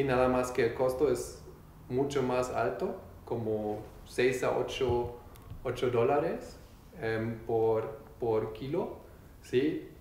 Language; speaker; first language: Spanish; non-native, learner; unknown